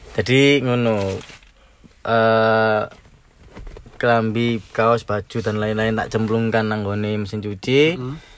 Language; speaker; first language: Indonesian; non-native, local second language; Javanese